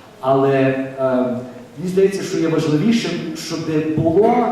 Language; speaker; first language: Ukrainian; early bilingual, heritage; Ukrainian